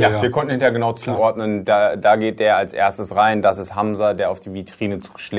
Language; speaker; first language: German; native; German